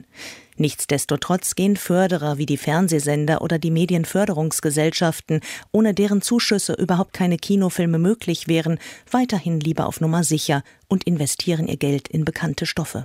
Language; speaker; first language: German; native; German